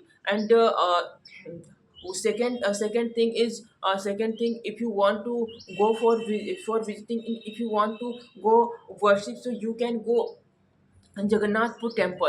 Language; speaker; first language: English; non-native, learner; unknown